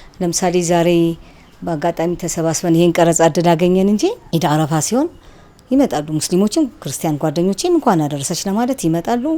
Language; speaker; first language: Amharic; native; Amharic